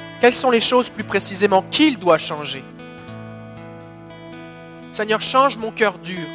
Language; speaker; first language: French; native; French